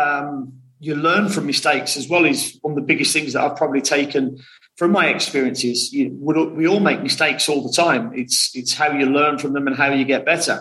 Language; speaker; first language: English; native; English